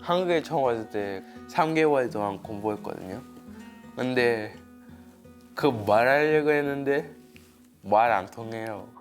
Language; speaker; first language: Korean; early bilingual, other home language; English